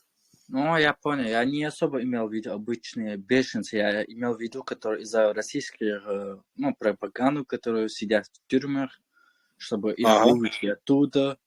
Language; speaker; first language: Russian; non-native, local second language; Chechen